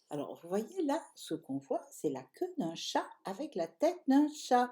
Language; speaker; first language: French; native; French